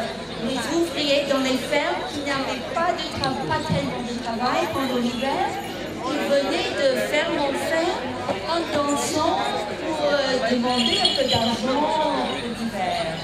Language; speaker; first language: French; non-native, fluent; English